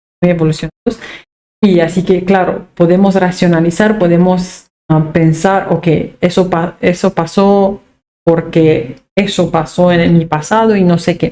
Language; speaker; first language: Spanish; non-native, fluent; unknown